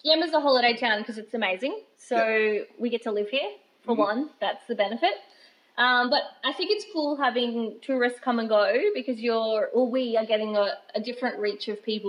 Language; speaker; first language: English; native; English